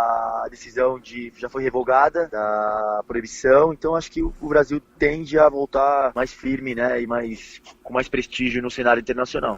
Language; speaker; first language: Portuguese; native; Portuguese